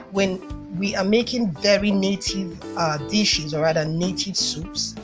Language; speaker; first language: English; non-native, local second language; Igbo